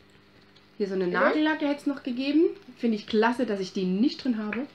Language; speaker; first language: German; native; German